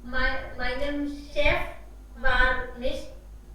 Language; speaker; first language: German; non-native, learner; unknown